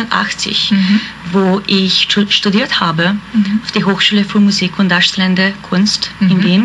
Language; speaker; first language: German; non-native, fluent; Hungarian